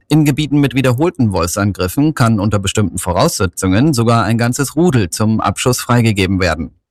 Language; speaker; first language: German; native; German